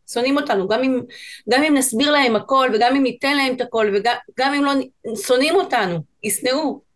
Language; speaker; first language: Hebrew; non-native, fluent; Spanish